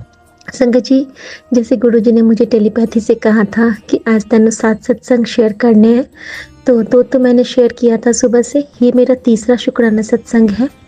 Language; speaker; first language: Hindi; native; Hindi